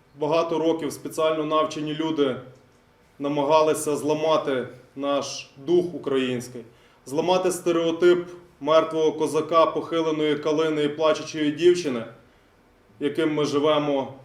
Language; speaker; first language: Ukrainian; native; Ukrainian